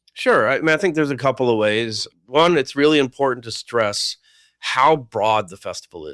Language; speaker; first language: English; native; English